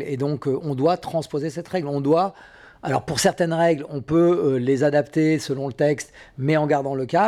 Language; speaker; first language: French; native; French